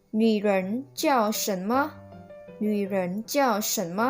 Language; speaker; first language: Chinese; non-native, fluent; Thai